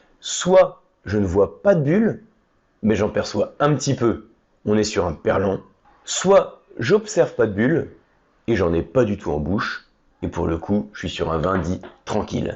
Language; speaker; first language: French; native; French